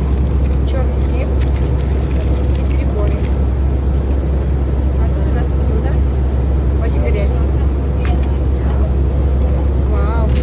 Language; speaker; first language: Russian; non-native, learner; Mongolian